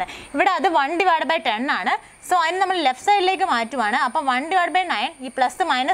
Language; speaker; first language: Malayalam; native; Malayalam